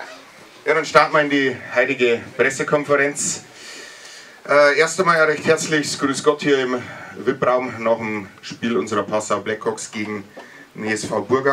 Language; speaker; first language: German; native; German